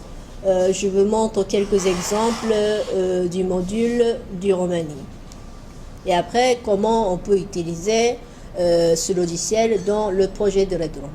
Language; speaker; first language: French; non-native, fluent; Japanese